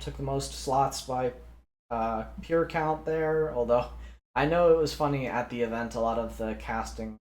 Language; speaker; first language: English; native; English